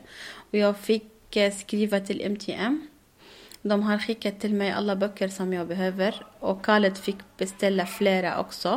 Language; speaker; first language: Swedish; non-native, learner; Arabic